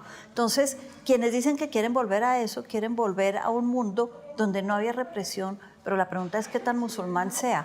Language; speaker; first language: Spanish; native; Spanish